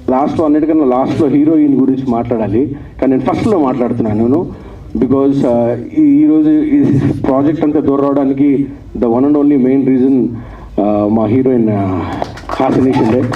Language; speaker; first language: Telugu; native; Telugu